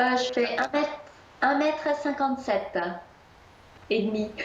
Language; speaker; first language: French; early bilingual, other home language; Korean